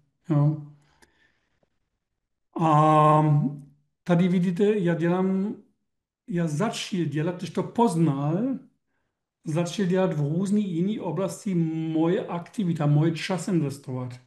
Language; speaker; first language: Czech; non-native, learner; German